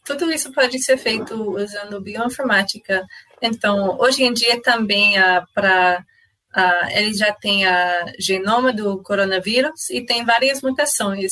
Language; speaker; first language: Portuguese; non-native, fluent; English